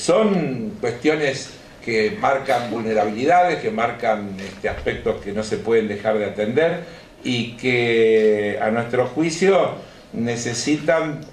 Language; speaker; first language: Spanish; native; Spanish